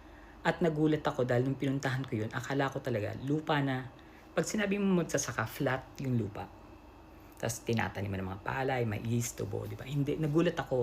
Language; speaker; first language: Filipino; native; Filipino